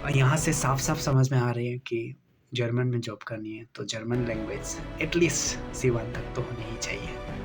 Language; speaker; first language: Hindi; non-native, local second language; Assamese